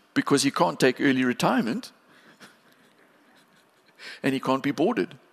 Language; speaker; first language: English; native; English